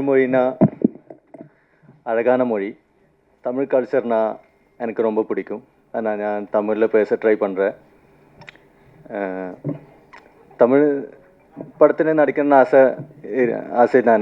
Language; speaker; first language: Tamil; non-native, fluent; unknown